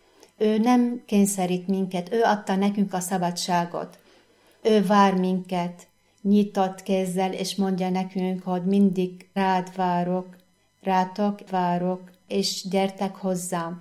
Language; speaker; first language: Hungarian; non-native, fluent; Arabic